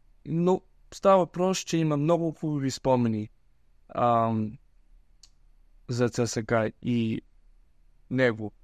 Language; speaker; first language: Bulgarian; early bilingual, heritage; Bulgarian